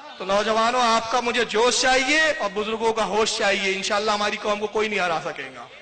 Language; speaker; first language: Urdu; native; Urdu